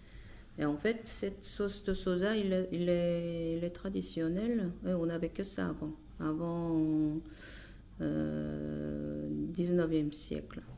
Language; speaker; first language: French; non-native, fluent; Korean